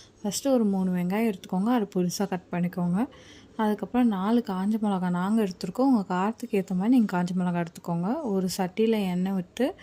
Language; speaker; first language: Tamil; native; Tamil